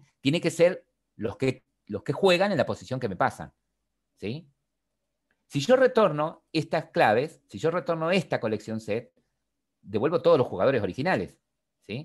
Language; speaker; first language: Spanish; native; Spanish